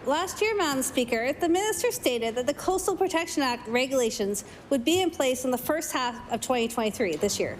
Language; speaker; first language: English; native; English